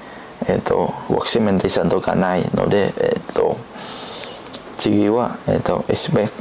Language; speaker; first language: Japanese; non-native, learner; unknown